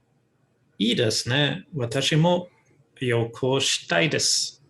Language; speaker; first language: Japanese; non-native, fluent; English